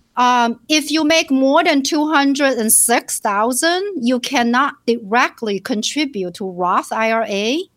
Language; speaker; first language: English; non-native, fluent; Chinese